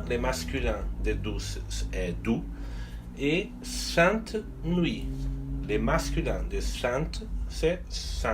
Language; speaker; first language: French; non-native, fluent; Portuguese